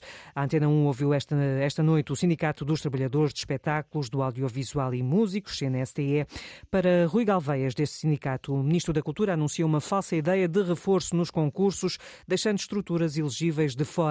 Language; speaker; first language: Portuguese; native; Portuguese